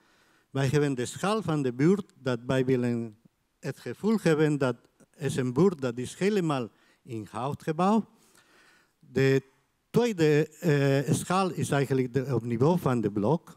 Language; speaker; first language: Dutch; non-native, fluent; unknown